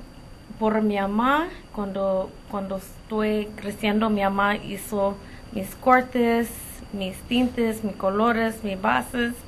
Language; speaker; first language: Spanish; early bilingual, heritage; Spanish